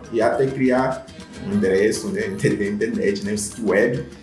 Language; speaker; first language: Portuguese; non-native, fluent; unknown